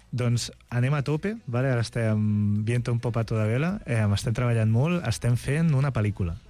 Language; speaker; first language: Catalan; native; Catalan